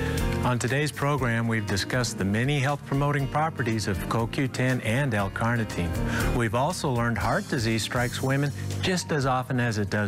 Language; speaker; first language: English; native; English